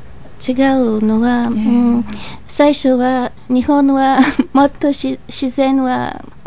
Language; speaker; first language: Japanese; non-native, fluent; Bulgarian